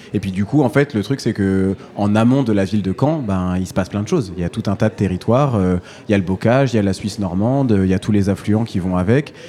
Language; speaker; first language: French; native; French